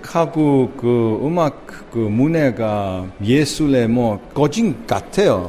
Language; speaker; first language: Korean; early bilingual, heritage; English